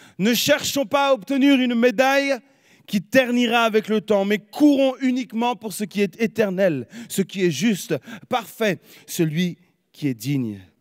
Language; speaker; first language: French; native; French